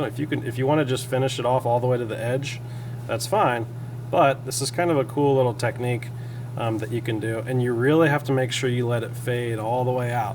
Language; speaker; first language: English; native; English